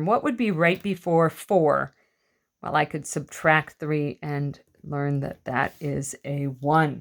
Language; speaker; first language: English; native; English